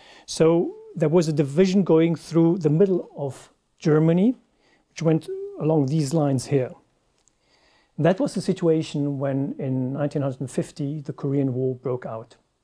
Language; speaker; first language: English; non-native, fluent; German